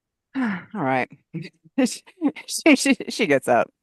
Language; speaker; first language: English; native; English